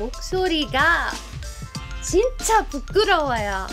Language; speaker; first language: Korean; non-native, fluent; English